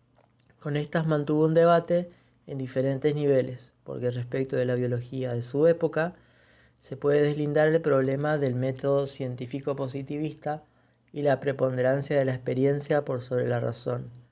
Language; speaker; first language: Spanish; native; Spanish